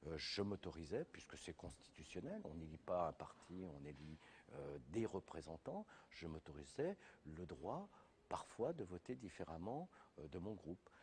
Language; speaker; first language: French; native; French